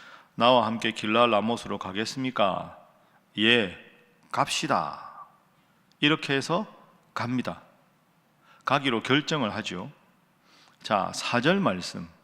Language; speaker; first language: Korean; native; Korean